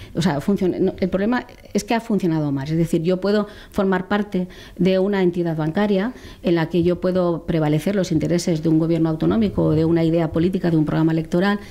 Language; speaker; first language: Spanish; native; Spanish